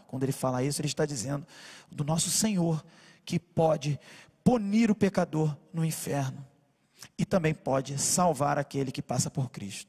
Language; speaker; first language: Portuguese; native; Portuguese